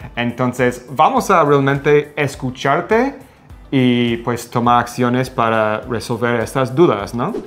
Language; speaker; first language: Spanish; non-native, fluent; English